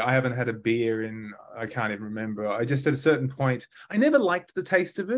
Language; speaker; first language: English; native; English